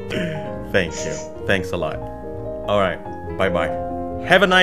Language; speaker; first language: English; non-native, fluent; Indonesian